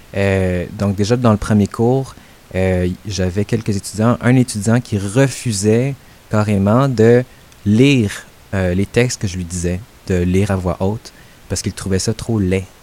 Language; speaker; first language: French; native; French